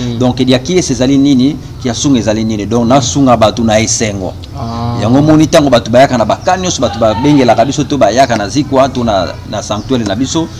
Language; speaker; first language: Lingala; non-native, local second language; Kongo